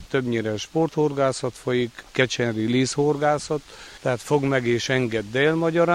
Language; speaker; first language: Hungarian; native; Hungarian